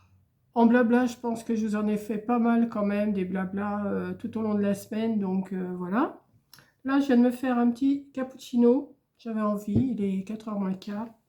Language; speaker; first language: French; native; French